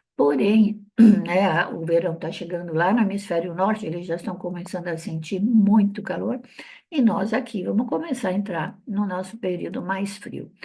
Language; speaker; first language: Portuguese; early bilingual, other home language; Italian